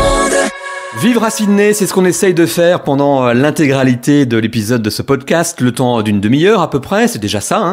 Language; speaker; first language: French; native; French